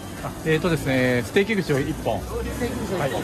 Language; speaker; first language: Japanese; non-native, learner; Filipino